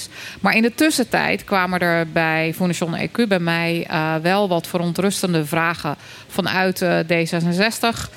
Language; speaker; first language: Dutch; native; Dutch